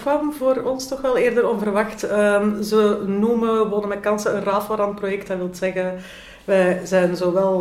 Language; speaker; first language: Dutch; native; Dutch